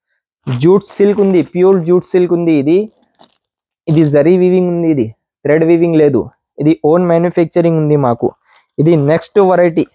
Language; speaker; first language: Telugu; non-native, local second language; Urdu